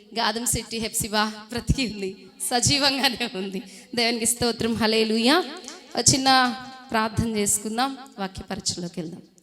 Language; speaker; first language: Telugu; non-native, fluent; Hindi